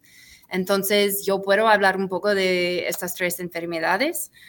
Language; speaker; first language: Spanish; non-native, fluent; English